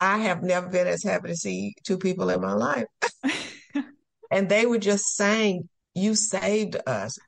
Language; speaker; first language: English; native; English